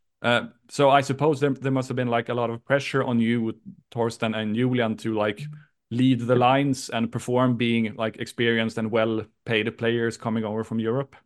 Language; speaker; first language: English; non-native, fluent; Swedish